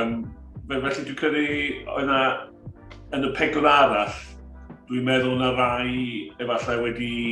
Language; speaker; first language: Welsh; native; Welsh